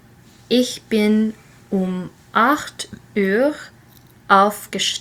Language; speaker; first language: German; non-native, learner; English